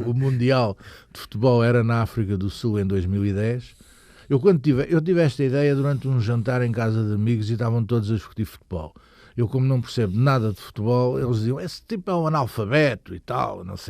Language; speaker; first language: Portuguese; native; Portuguese